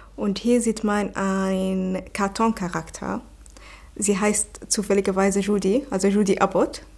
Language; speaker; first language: German; non-native, fluent; Arabic